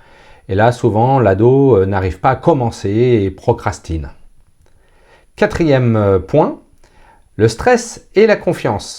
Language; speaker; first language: French; native; French